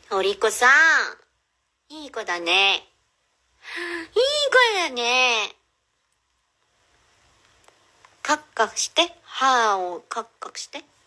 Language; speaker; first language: Japanese; non-native, fluent; Korean